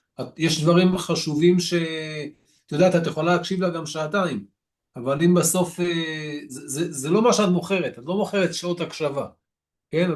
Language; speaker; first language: Hebrew; native; Hebrew